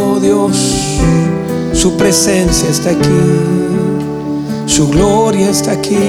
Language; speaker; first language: Spanish; native; Spanish